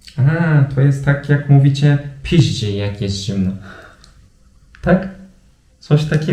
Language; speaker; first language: Polish; non-native, fluent; Turkish